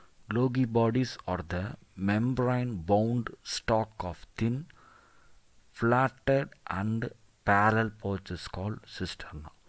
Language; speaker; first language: English; non-native, local second language; Tamil